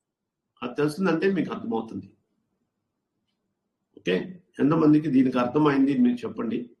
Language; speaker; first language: Telugu; non-native, learner; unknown